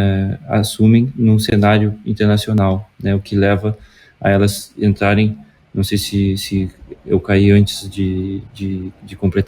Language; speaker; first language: Portuguese; native; Portuguese